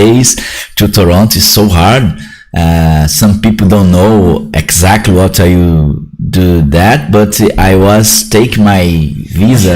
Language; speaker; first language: English; non-native, learner; Portuguese